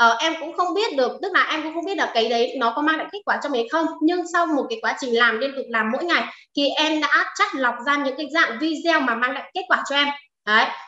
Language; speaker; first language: Vietnamese; non-native, local second language; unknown